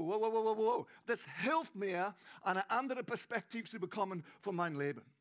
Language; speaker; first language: German; non-native, learner; English